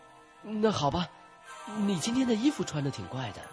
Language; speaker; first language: Chinese; native; Chinese